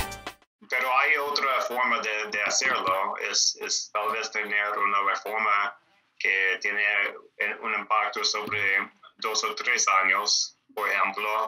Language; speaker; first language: Spanish; non-native, fluent; English